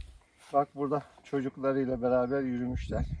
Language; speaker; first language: Turkish; native; Turkish